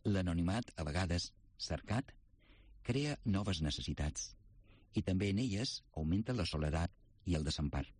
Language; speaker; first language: Catalan; native; Catalan